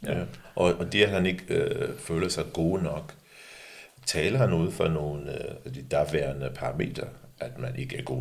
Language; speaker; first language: Danish; early bilingual, other home language; English